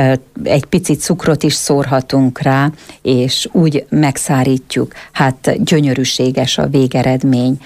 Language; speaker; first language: Hungarian; native; Hungarian